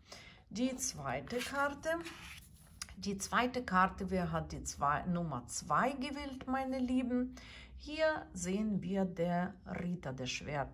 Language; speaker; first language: German; non-native, fluent; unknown